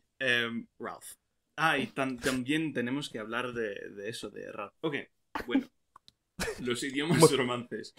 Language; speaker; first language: Spanish; non-native, fluent; English